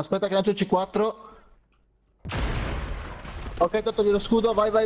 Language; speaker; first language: Italian; native; Italian